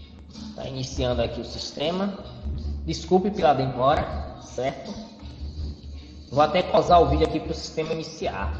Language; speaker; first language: Portuguese; native; Portuguese